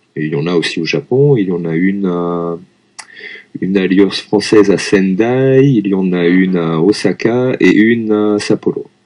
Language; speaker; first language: French; native; French